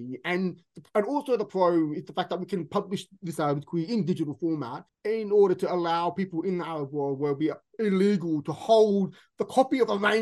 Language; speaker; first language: English; native; English